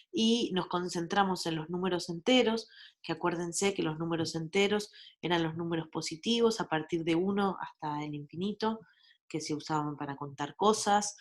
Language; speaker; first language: Spanish; native; Spanish